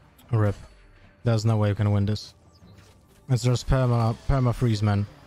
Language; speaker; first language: English; non-native, fluent; Polish